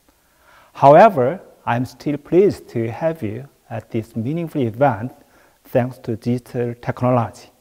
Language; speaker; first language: English; non-native, fluent; Korean